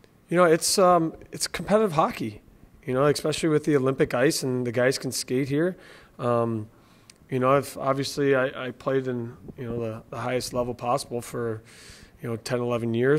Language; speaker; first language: English; native; English